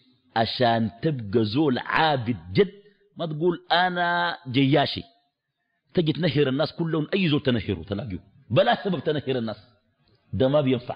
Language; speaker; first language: Arabic; native; Arabic